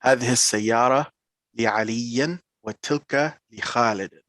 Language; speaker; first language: Arabic; non-native, learner; English